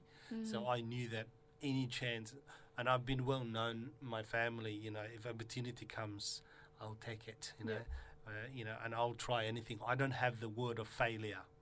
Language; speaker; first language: English; non-native, fluent; Somali